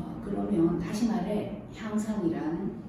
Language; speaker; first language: Korean; native; Korean